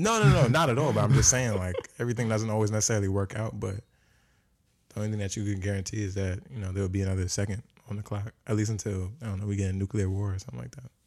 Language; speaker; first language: English; native; English